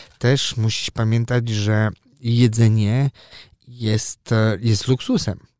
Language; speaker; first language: Polish; early bilingual, heritage; Polish